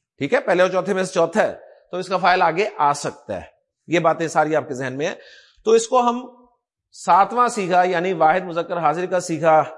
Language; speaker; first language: Urdu; native; Urdu